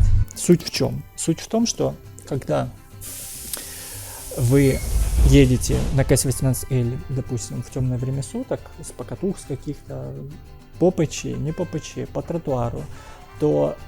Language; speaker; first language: Russian; native; Russian